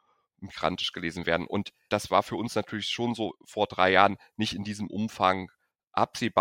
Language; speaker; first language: German; native; German